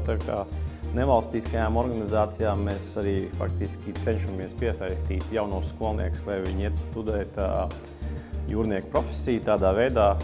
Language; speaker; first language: Latvian; native; Latvian